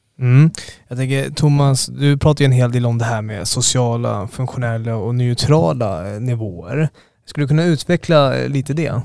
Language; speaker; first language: Swedish; native; Swedish